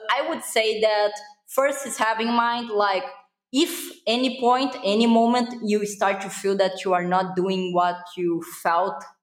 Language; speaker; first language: English; non-native, fluent; Portuguese